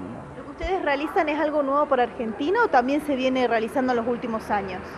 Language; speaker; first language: Spanish; native; Spanish